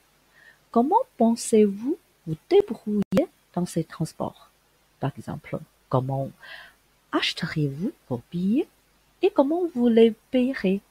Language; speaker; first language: French; non-native, fluent; Chinese